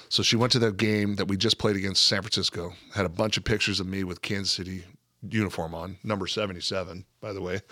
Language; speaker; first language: English; native; English